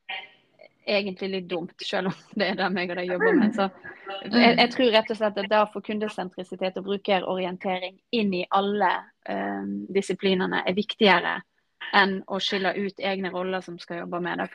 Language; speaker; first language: Norwegian; native; Norwegian